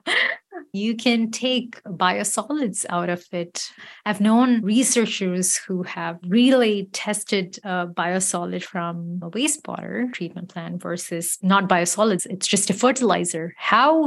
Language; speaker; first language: English; non-native, local second language; Tamil